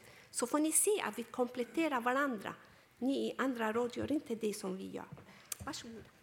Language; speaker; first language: Swedish; non-native, fluent; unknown